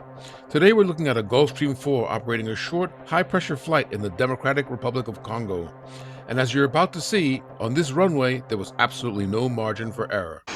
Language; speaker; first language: English; native; English